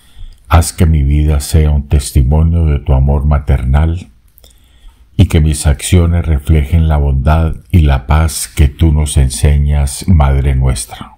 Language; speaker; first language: Spanish; native; Spanish